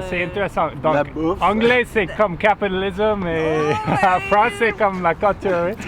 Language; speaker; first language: French; non-native, local second language; English